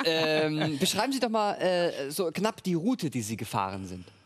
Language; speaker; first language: German; native; German